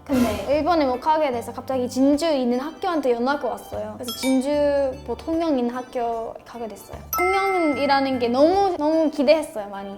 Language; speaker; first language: Korean; non-native, fluent; English